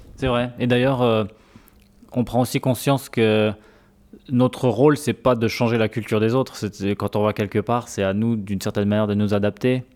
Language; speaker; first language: French; native; French